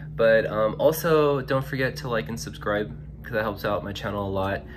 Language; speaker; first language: English; native; English